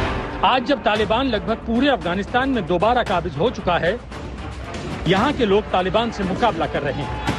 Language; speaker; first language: Hindi; native; Hindi